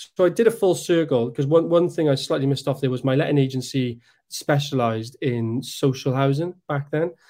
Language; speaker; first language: English; native; English